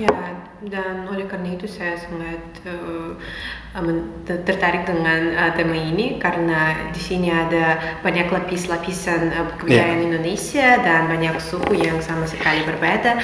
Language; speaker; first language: Indonesian; non-native, fluent; Russian